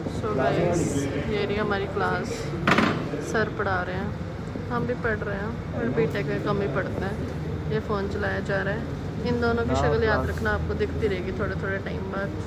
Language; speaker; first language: Hindi; non-native, local second language; Punjabi